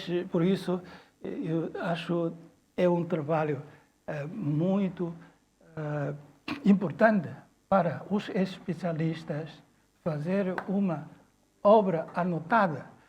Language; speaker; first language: Portuguese; non-native, fluent; Chinese